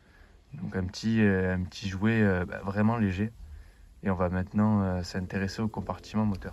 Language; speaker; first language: French; native; French